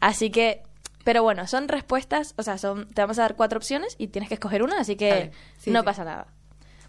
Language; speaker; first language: Spanish; native; Spanish